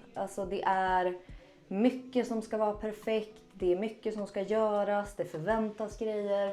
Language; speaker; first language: Swedish; native; Swedish